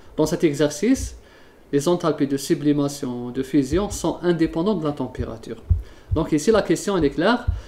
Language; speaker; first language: French; non-native, local second language; Arabic